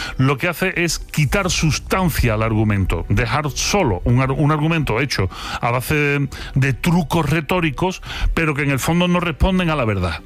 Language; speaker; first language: Spanish; native; Spanish